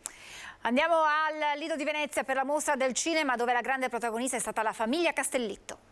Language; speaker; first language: Italian; native; Italian